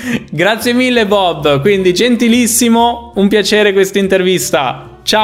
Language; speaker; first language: Italian; native; Italian